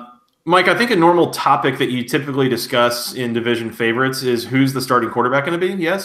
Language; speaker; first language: English; native; English